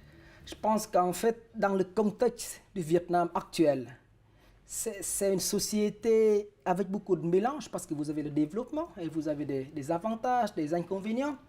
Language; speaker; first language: French; non-native, fluent; Vietnamese